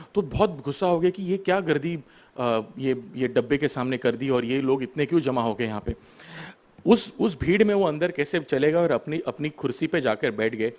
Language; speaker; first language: Hindi; non-native, local second language; Marathi